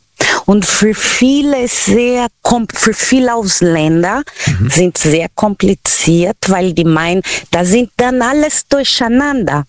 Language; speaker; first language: German; non-native, learner; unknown